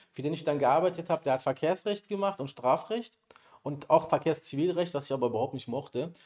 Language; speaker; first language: German; early bilingual, other home language; Persian